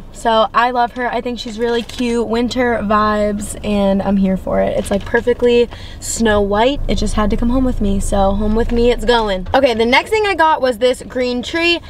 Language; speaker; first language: English; native; English